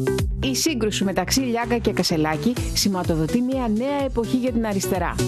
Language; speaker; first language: Greek; native; Greek